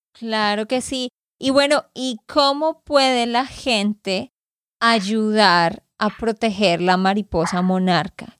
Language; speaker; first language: Spanish; native; Spanish